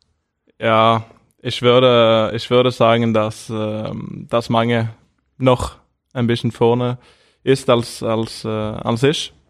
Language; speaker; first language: German; non-native, fluent; Norwegian